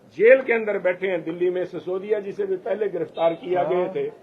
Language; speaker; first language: Hindi; non-native, local second language; Punjabi